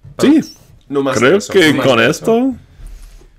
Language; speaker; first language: Spanish; non-native, fluent; English